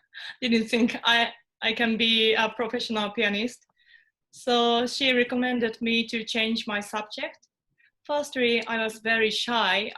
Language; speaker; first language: English; non-native, fluent; Japanese